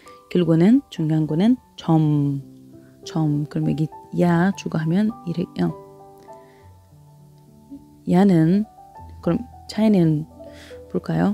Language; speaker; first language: Korean; non-native, learner; Arabic